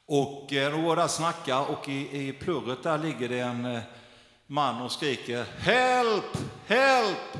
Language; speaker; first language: Swedish; native; Swedish